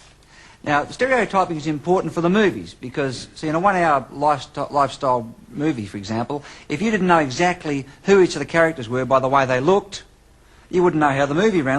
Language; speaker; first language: English; native; English